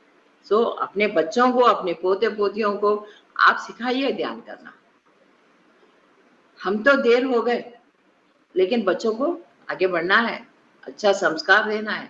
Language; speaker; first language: Hindi; non-native, local second language; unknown